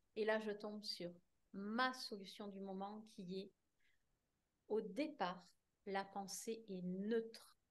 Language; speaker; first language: French; native; French